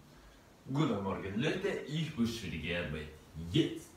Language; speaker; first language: German; non-native, learner; Russian